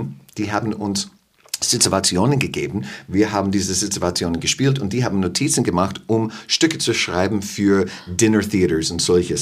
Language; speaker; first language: German; non-native, fluent; English